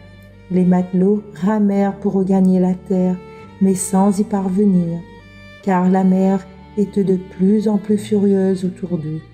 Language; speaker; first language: French; native; French